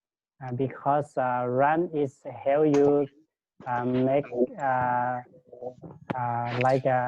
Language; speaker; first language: English; non-native, learner; Lao